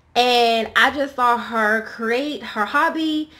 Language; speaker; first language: English; native; English